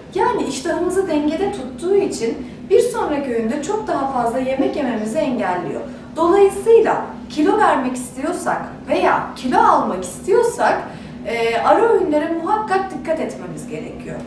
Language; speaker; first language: Turkish; native; Turkish